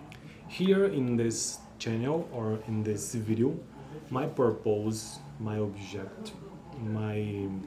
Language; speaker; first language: English; non-native, learner; Portuguese